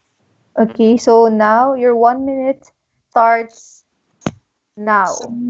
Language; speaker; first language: English; non-native, local second language; Filipino